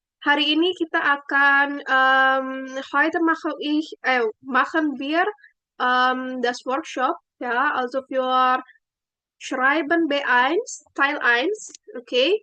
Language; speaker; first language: German; non-native, fluent; Indonesian